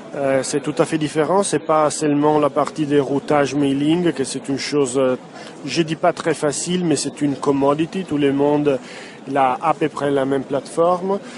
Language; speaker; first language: French; non-native, fluent; Italian